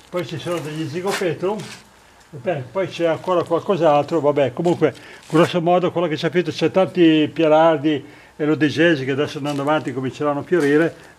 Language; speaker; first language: Italian; native; Italian